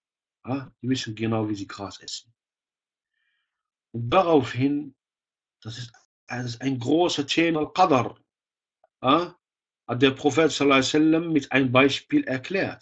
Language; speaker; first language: German; non-native, fluent; Arabic